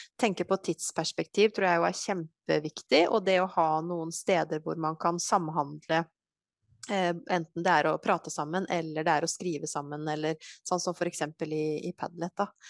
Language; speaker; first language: Norwegian; native; Norwegian